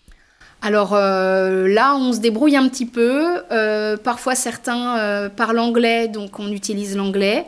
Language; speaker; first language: French; native; French